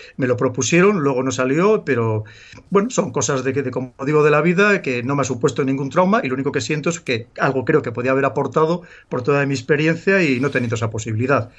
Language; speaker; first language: Spanish; native; Spanish